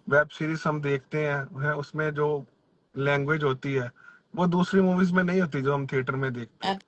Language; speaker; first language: Hindi; non-native, local second language; Punjabi